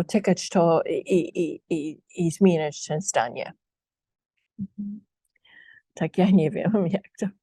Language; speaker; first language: Polish; early bilingual, heritage; English